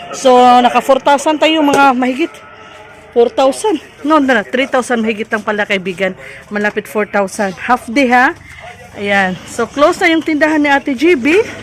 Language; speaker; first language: Filipino; non-native, local second language; Cebuano